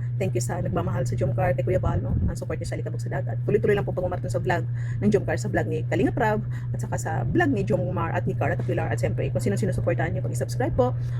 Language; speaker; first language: Filipino; non-native, local second language; Cebuano